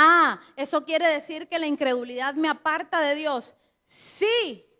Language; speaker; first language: Spanish; native; Spanish